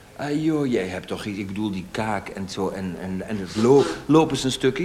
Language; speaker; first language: Dutch; native; Dutch